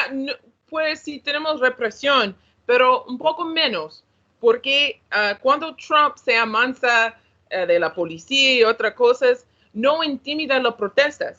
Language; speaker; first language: Spanish; non-native, learner; English